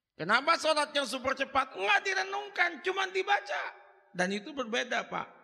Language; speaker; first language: Indonesian; non-native, local second language; Madurese